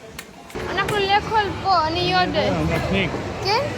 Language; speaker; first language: Hebrew; non-native, learner; Gujarati